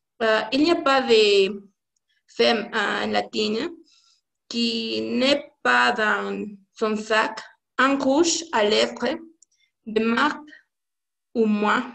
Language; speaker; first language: French; non-native, learner; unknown